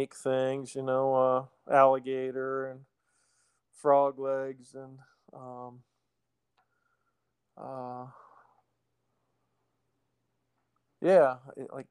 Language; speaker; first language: English; native; English